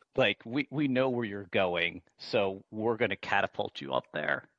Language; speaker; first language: English; native; English